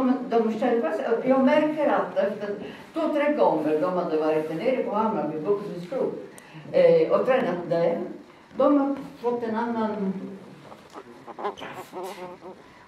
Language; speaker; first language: Swedish; non-native, fluent; Italian